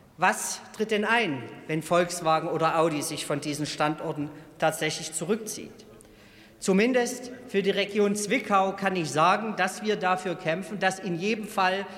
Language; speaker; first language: German; native; German